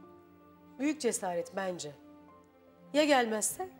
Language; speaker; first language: Turkish; native; Turkish